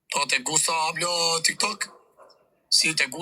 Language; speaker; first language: Spanish; non-native, learner; Albanian